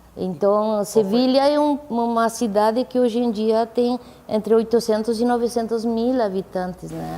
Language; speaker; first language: Portuguese; non-native, fluent; Spanish